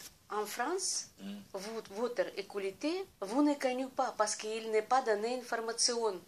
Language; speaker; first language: French; non-native, learner; Russian